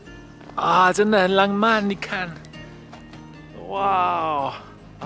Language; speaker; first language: Chinese; non-native, learner; German